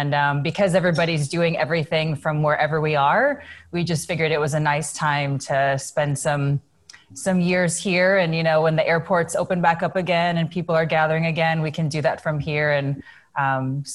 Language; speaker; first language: English; native; English